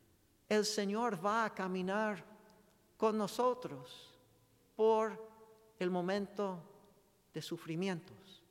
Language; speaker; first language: Spanish; non-native, fluent; English